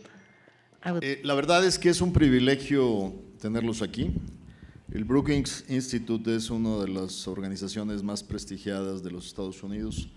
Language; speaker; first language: Spanish; native; Spanish